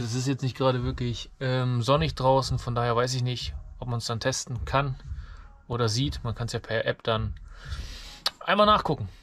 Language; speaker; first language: German; native; German